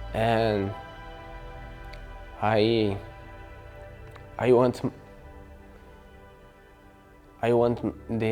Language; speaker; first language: English; non-native, learner; Portuguese